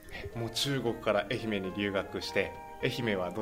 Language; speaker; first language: Japanese; native; Japanese